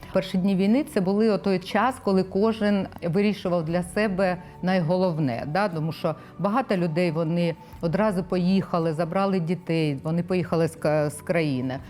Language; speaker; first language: Ukrainian; non-native, local second language; Russian